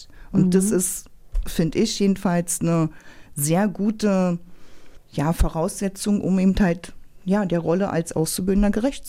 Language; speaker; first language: German; native; German